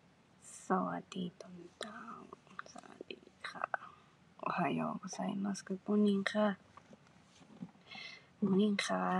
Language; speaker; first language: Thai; non-native, learner; Japanese